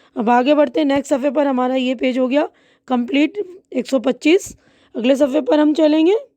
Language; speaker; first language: Hindi; native; Hindi